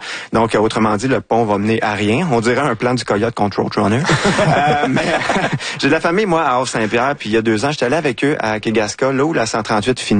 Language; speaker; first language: French; native; French